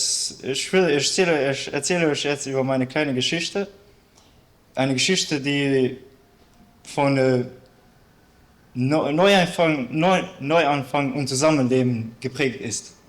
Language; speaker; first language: German; early bilingual, other home language; Bosnian